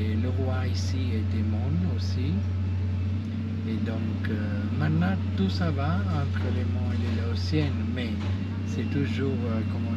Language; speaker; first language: French; non-native, fluent; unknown